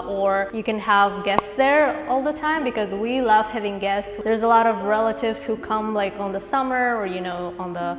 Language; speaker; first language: English; non-native, fluent; Kazakh